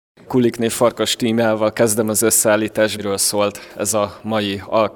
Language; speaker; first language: Hungarian; native; Hungarian